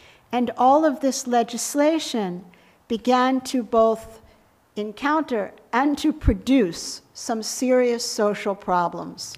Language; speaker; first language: English; native; English